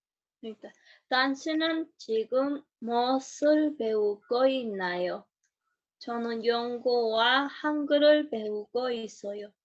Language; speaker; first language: Korean; non-native, learner; Spanish